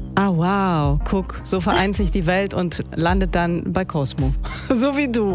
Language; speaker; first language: German; native; German